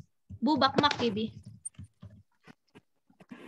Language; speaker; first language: Turkish; non-native, fluent; Indonesian